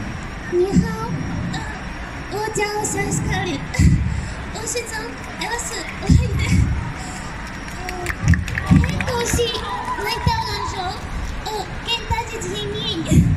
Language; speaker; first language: Chinese; non-native, learner; Russian